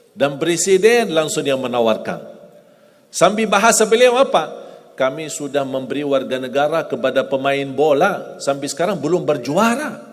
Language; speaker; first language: Indonesian; non-native, fluent; Arabic